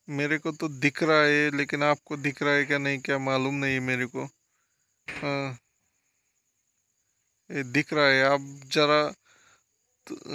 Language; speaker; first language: Hindi; non-native, local second language; Marathi